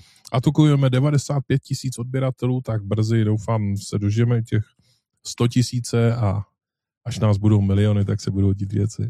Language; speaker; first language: Czech; native; Czech